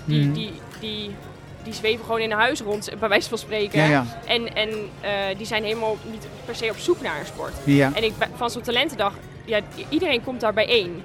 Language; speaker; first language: Dutch; native; Dutch